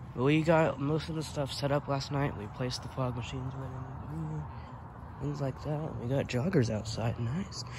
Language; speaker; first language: English; native; English